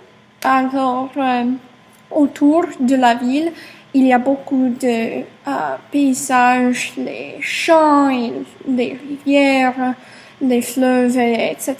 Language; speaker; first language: French; non-native, learner; English